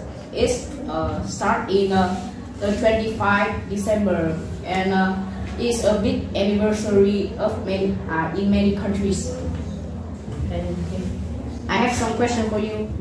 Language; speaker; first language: English; non-native, learner; Vietnamese